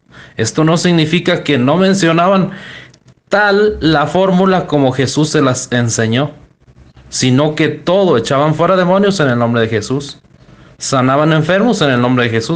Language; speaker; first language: Spanish; native; Spanish